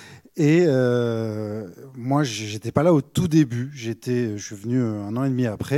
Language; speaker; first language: French; native; French